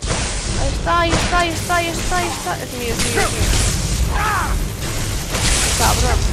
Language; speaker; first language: Spanish; native; Spanish